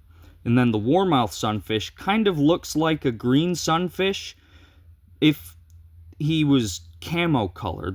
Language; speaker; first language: English; native; English